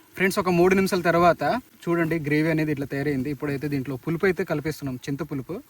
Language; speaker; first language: Telugu; native; Telugu